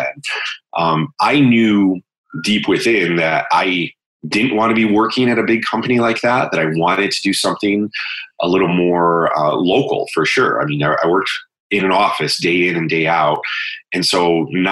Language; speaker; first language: English; native; English